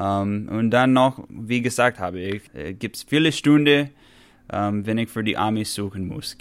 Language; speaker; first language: German; non-native, fluent; English